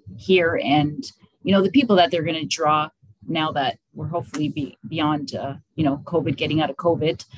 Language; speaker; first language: English; native; English